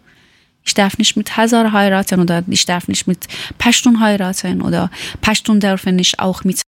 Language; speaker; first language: German; non-native, learner; Persian